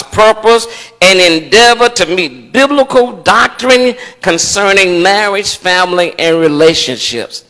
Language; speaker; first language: English; native; English